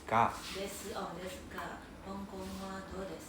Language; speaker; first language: Japanese; non-native, learner; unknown